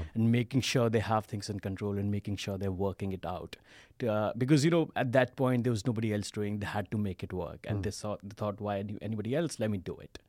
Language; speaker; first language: English; non-native, local second language; Hindi